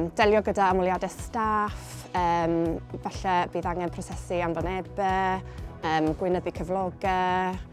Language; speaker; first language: Welsh; native; Welsh